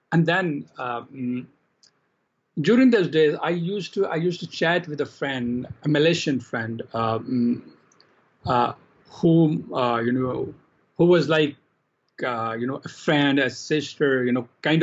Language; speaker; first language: English; non-native, local second language; Kashmiri